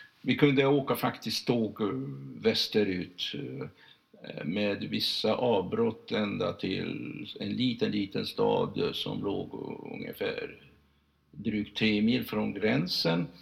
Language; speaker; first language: Swedish; non-native, fluent; Hungarian